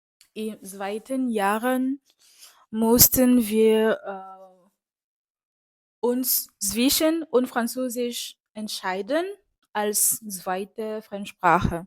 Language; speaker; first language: German; non-native, fluent; Fon